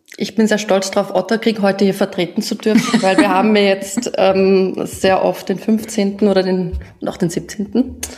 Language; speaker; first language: German; early bilingual, other home language; Arabic